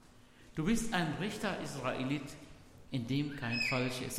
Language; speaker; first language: German; non-native, fluent; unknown